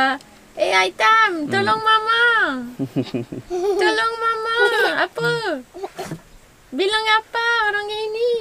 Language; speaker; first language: Indonesian; non-native, learner; French